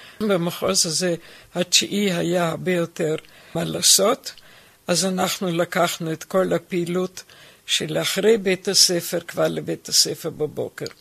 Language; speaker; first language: Hebrew; non-native, fluent; German